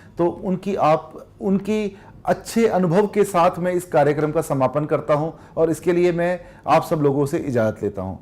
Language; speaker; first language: Hindi; native; Hindi